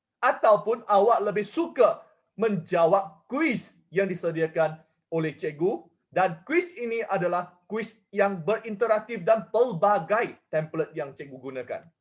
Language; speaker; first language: Malay; non-native, local second language; Chinese